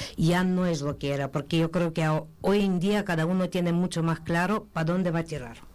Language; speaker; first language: Spanish; non-native, fluent; Ukrainian